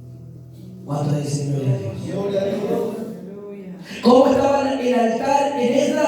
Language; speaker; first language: Spanish; native; Spanish